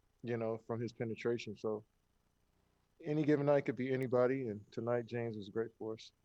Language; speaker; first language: English; native; English